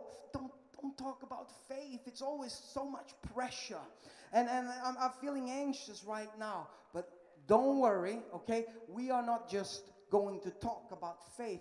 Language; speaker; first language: English; non-native, fluent; Swedish